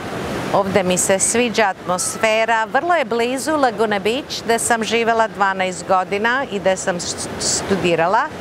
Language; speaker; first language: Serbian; early bilingual, heritage; Serbian